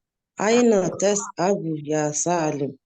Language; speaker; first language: Arabic; non-native, learner; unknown